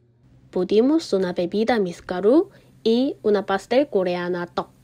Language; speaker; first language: Spanish; non-native, learner; Korean